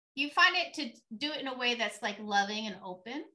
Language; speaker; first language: English; native; English